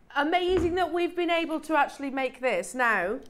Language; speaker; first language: English; native; English